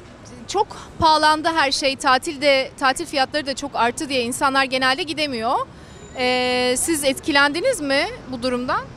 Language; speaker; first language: Turkish; native; Turkish